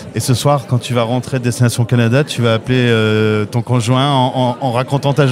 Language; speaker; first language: French; native; French